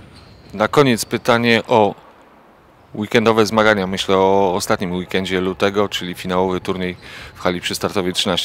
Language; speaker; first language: Polish; native; Polish